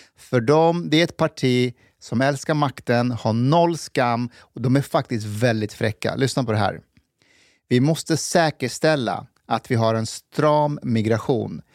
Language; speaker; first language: Swedish; non-native, fluent; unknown